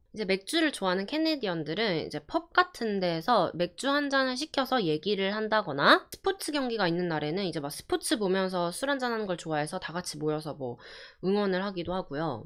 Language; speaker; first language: Korean; early bilingual, heritage; Korean